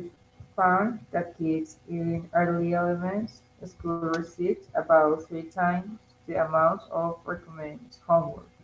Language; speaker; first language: English; non-native, learner; Spanish